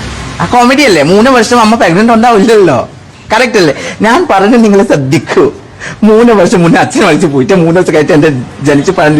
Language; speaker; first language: Malayalam; non-native, fluent; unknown